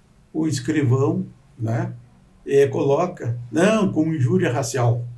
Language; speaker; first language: Portuguese; native; Portuguese